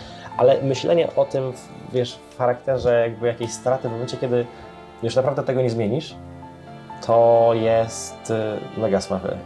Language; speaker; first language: Polish; native; Polish